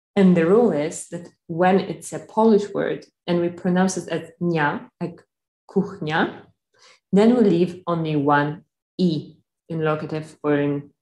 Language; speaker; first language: English; non-native, fluent; Polish